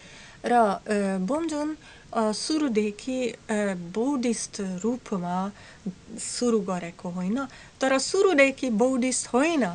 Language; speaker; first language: Nepali; non-native, learner; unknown